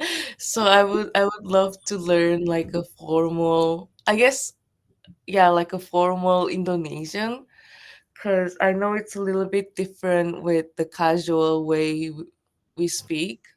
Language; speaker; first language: English; non-native, fluent; Japanese